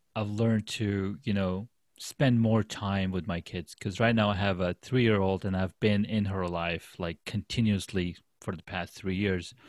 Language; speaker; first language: English; non-native, fluent; Urdu